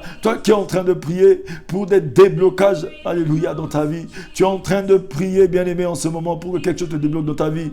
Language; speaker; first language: French; non-native, local second language; Lingala